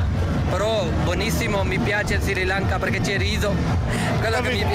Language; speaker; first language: Italian; non-native, learner; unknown